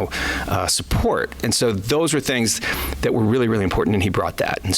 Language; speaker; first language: English; native; English